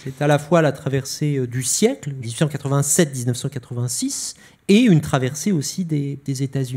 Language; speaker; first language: French; native; French